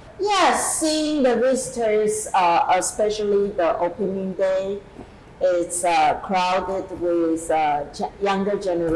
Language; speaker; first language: English; non-native, fluent; Chinese